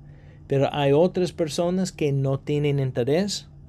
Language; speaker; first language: Spanish; non-native, fluent; English